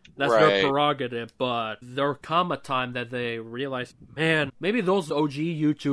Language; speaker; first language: English; native; English